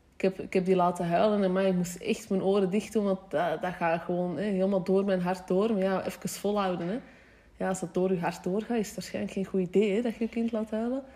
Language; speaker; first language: Dutch; native; Dutch